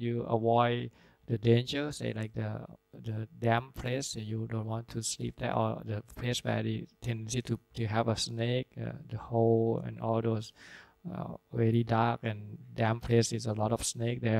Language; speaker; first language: English; non-native, fluent; Thai